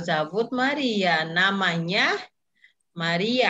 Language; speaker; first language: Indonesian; native; Indonesian